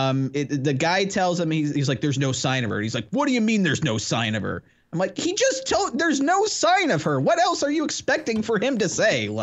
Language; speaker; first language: English; native; English